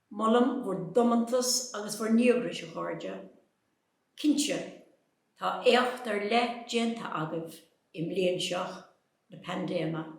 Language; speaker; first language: Irish; native; Irish